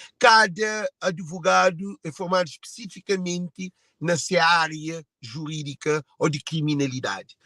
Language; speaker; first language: Portuguese; non-native, local second language; Kabuverdianu